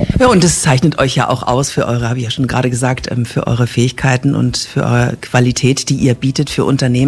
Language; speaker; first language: German; native; German